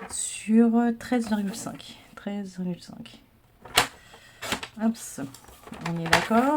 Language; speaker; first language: French; native; French